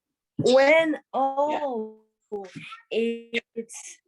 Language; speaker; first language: English; non-native, learner; Portuguese